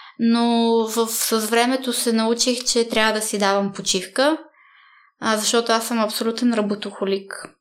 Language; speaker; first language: Bulgarian; early bilingual, heritage; Bulgarian